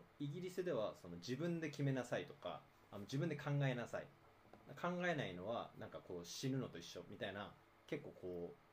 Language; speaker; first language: Japanese; native; Japanese